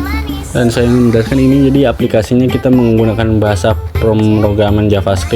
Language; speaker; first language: Indonesian; native; Indonesian